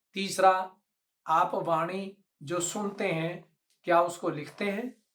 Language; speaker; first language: Hindi; native; Hindi